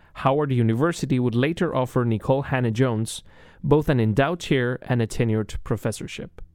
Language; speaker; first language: English; non-native, fluent; Spanish